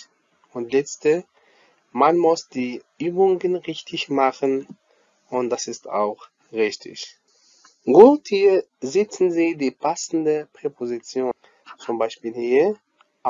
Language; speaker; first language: German; non-native, fluent; Arabic